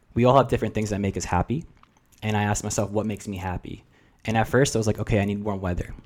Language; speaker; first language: English; early bilingual, other home language; Russian